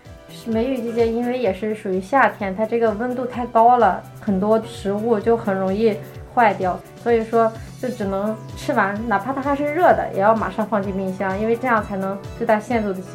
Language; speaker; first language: Chinese; native; Chinese